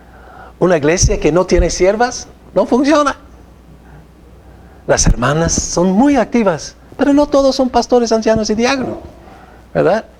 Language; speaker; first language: Spanish; non-native, fluent; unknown